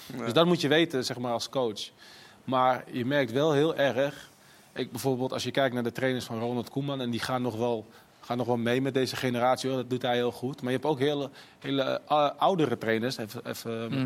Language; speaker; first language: Dutch; native; Dutch